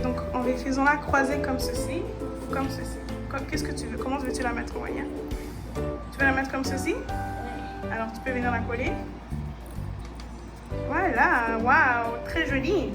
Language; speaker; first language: French; native; French